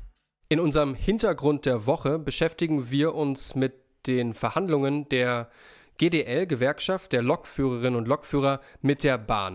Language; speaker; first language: German; native; German